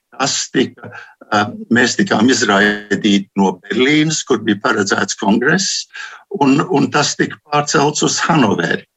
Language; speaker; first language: Latvian; early bilingual, heritage; Latvian